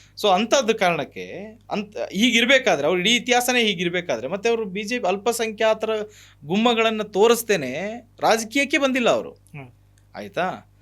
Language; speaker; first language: Kannada; native; Kannada